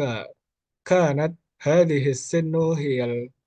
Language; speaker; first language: Arabic; non-native, learner; Indonesian